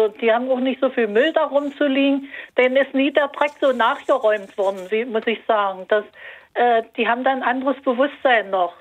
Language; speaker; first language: German; native; German